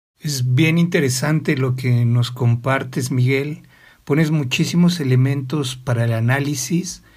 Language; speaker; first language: Spanish; native; Spanish